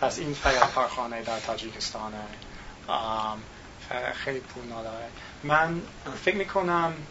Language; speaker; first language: Tajik; non-native, learner; English